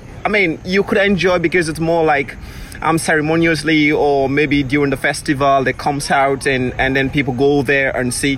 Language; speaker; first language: English; non-native, local second language; Krio